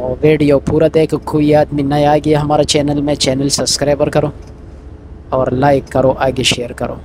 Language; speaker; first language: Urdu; non-native, local second language; Pashto